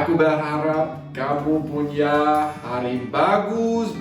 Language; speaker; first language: Indonesian; non-native, learner; German